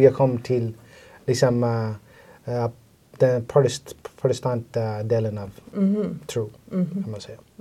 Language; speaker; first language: Swedish; non-native, fluent; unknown